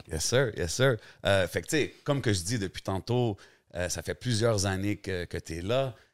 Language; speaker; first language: French; native; French